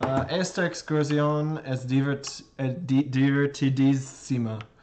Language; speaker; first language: Spanish; non-native, learner; English